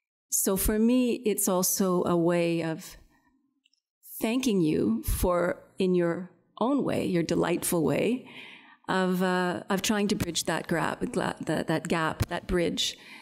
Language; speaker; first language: English; native; English